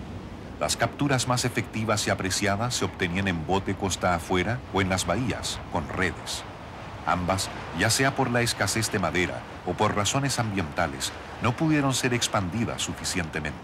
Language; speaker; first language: Spanish; native; Spanish